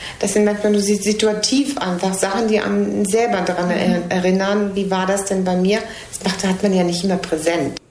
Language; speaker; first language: German; non-native, fluent; Serbian